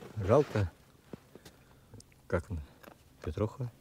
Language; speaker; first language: Russian; native; Russian